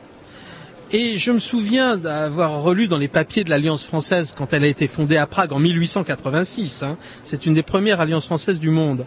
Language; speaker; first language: French; native; French